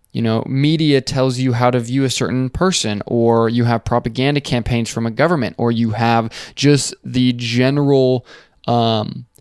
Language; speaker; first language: English; native; English